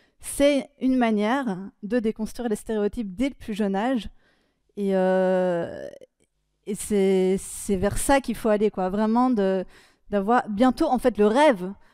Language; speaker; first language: French; native; French